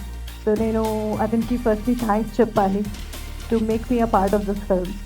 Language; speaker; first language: Telugu; non-native, fluent; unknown